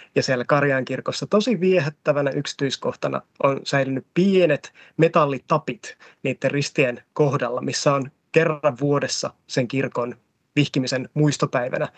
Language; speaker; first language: Finnish; native; Finnish